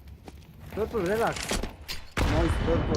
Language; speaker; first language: English; non-native, learner; Turkish